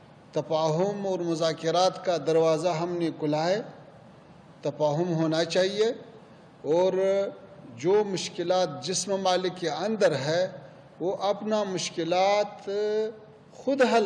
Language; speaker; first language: Hindi; non-native, fluent; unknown